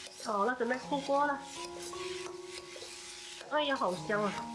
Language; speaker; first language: Chinese; native; Chinese